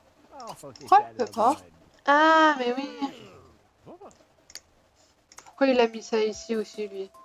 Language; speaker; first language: French; native; French